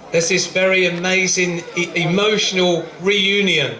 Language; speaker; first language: English; native; English